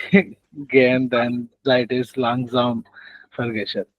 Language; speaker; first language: German; non-native, learner; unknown